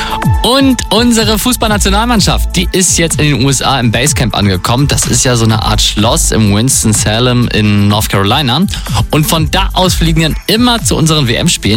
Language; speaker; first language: German; native; German